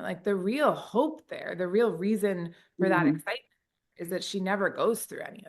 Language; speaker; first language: English; native; English